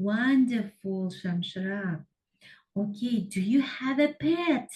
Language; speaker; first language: English; non-native, fluent; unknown